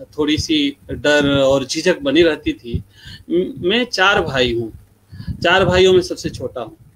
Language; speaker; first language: Hindi; non-native, local second language; Bhojpuri